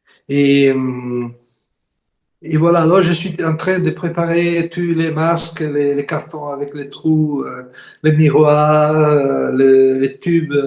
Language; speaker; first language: French; non-native, fluent; Italian